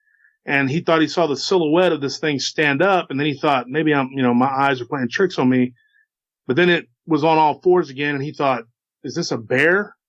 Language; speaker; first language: English; native; English